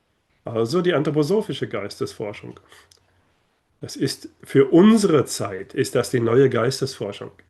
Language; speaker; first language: German; native; German